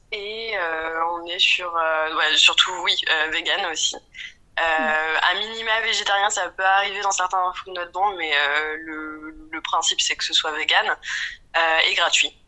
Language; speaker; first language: French; native; French